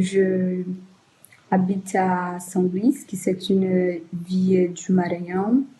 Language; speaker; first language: French; non-native, learner; Portuguese